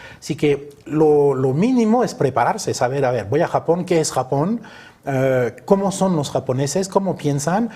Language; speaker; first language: Spanish; early bilingual, other home language; French